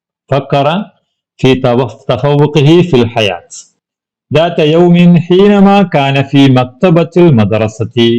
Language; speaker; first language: Arabic; non-native, fluent; Malayalam